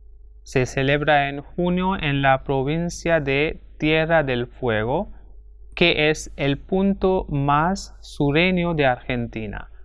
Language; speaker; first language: Spanish; non-native, fluent; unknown